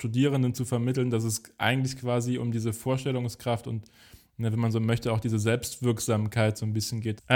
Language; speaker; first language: German; native; German